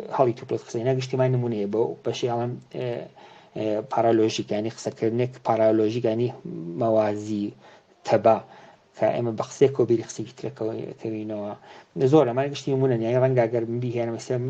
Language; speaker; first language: Central Kurdish; native; Central Kurdish